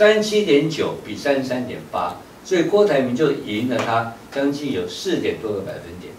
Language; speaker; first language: Chinese; native; Chinese